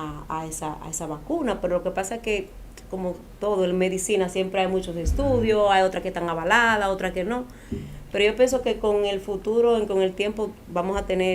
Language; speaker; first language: Spanish; native; Spanish